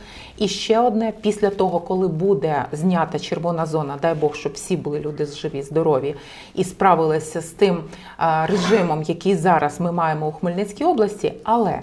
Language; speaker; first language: Ukrainian; native; Ukrainian